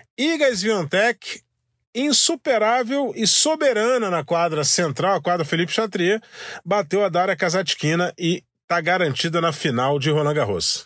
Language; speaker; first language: Portuguese; native; Portuguese